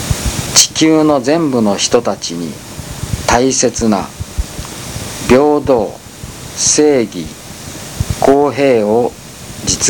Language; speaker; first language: Japanese; non-native, learner; Spanish